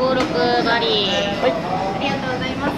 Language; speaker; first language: Japanese; native; Japanese